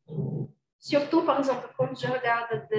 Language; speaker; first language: French; non-native, fluent; Portuguese